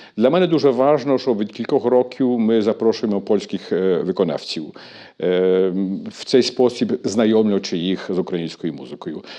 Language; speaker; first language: Ukrainian; early bilingual, heritage; Ukrainian